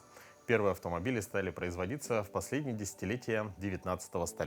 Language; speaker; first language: Russian; native; Russian